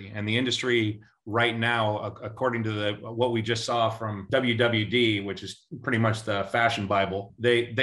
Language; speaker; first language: English; native; English